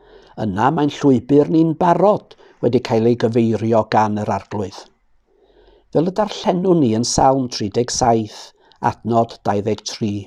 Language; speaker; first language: Welsh; native; Welsh